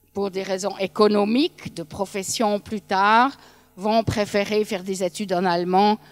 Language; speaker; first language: French; native; French